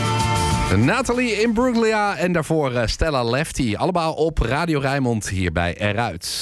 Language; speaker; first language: Dutch; native; Dutch